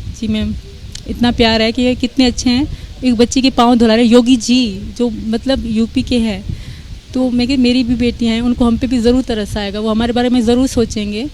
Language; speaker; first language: Urdu; non-native, local second language; Sindhi